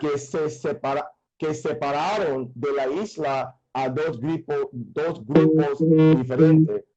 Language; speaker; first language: Spanish; non-native, fluent; English